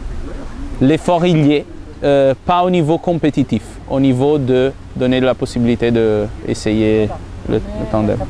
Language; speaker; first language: French; non-native, fluent; Italian